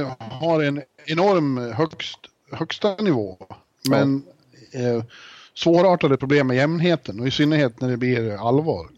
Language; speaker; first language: Swedish; native; Swedish